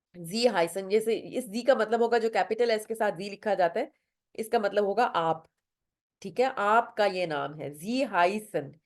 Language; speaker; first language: Urdu; non-native, local second language; Punjabi